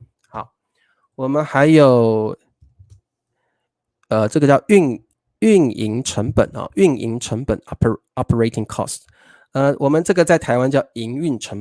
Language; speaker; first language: Chinese; native; Chinese